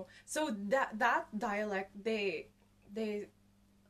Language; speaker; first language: English; non-native, local second language; Cebuano